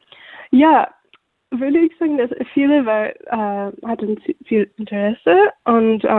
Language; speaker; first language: German; non-native, fluent; English